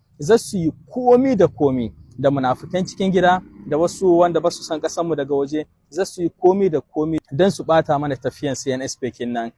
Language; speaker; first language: Hausa; native; Hausa